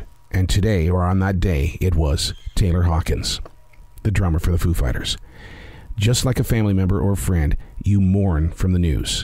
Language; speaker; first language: English; native; English